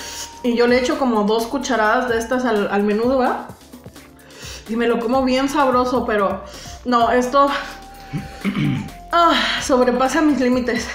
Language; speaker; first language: Spanish; native; Spanish